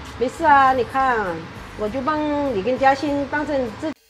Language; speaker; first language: Chinese; native; Chinese